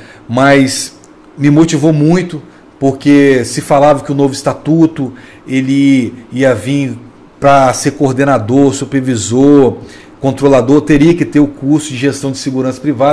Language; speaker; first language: Portuguese; native; Portuguese